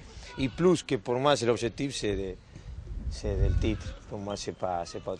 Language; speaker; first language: French; non-native, learner; Spanish